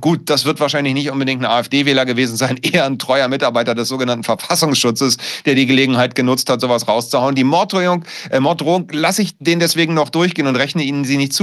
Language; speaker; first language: German; native; German